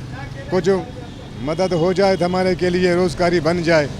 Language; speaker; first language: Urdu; non-native, local second language; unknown